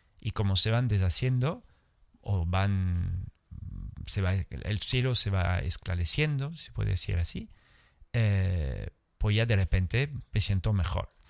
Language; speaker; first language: Spanish; non-native, fluent; French